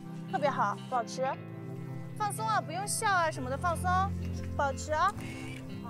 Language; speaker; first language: Chinese; native; Chinese